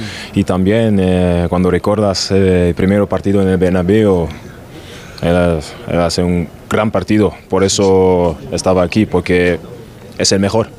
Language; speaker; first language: Spanish; non-native, learner; German